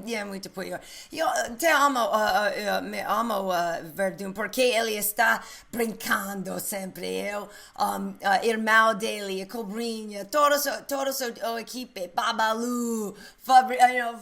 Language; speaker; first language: Portuguese; non-native, learner; English